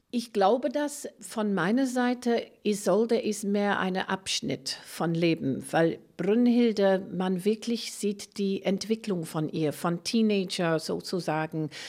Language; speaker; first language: German; non-native, fluent; English